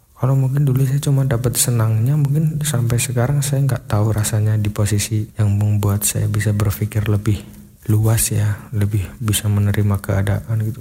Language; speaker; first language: Indonesian; native; Indonesian